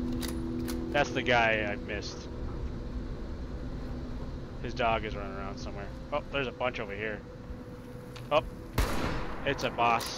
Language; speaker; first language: English; native; English